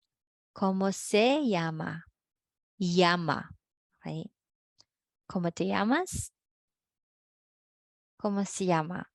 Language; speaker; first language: Spanish; non-native, fluent; Filipino